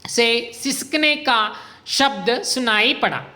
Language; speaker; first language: Hindi; non-native, local second language; Kannada